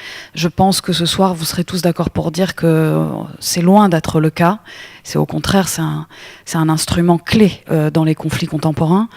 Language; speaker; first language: French; native; French